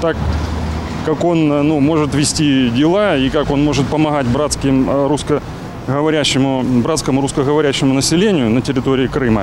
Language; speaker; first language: Russian; native; Russian